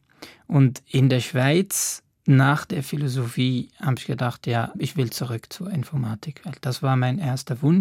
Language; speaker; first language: German; non-native, fluent; Arabic